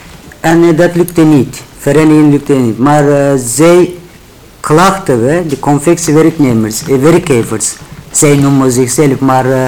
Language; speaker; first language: Dutch; non-native, learner; Turkish